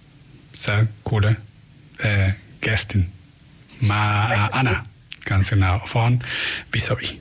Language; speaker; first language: German; non-native, fluent; Spanish